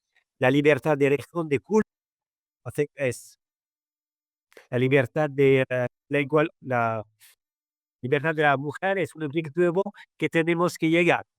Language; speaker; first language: Spanish; non-native, fluent; Arabic